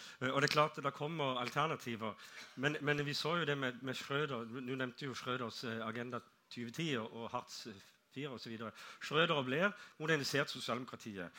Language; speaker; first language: Norwegian; native; Norwegian